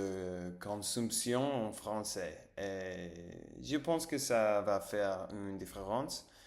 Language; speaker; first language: French; non-native, learner; English